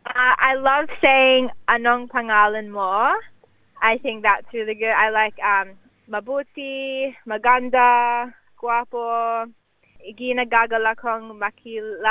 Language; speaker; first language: English; native; English